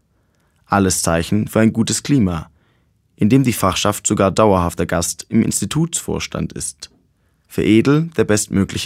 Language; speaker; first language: German; native; German